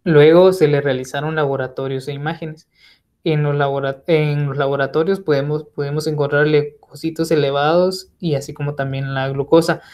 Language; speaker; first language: Spanish; native; Spanish